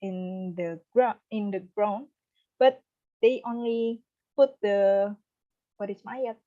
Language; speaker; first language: English; non-native, learner; Indonesian